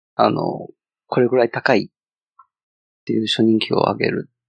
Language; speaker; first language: Japanese; non-native, fluent; Chinese